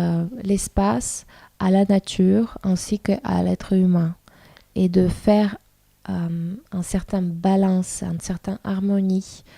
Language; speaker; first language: French; non-native, fluent; Russian